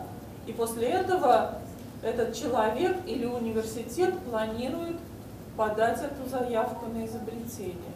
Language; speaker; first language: Russian; native; Russian